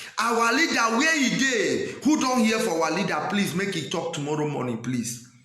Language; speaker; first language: Nigerian Pidgin; non-native, local second language; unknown